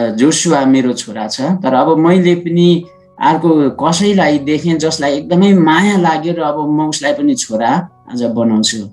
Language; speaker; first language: Nepali; non-native, local second language; Sherpa